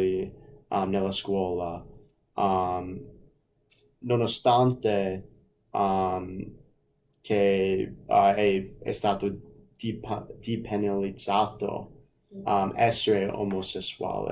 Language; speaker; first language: Italian; non-native, fluent; English